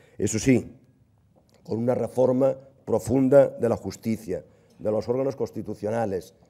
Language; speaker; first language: Spanish; non-native, local second language; Catalan